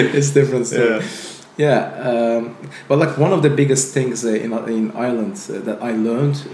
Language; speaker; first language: English; non-native, fluent; Azerbaijani